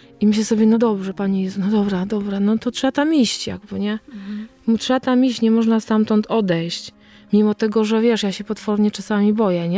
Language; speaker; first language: Polish; native; Polish